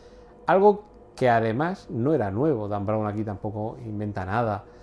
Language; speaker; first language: Spanish; native; Spanish